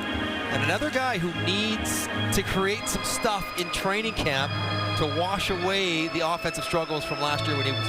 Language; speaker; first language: English; native; English